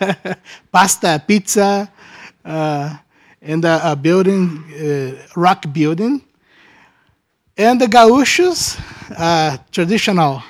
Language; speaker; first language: English; non-native, learner; Portuguese